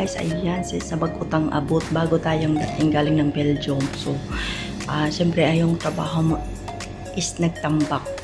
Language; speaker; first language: Filipino; non-native, local second language; Cebuano